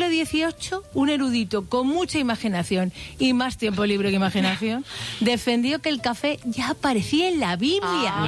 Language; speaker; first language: Spanish; native; Spanish